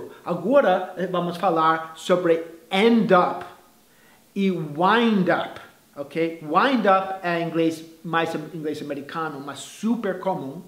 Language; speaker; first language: Portuguese; non-native, fluent; English